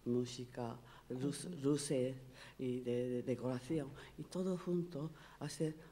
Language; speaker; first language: Spanish; non-native, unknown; Japanese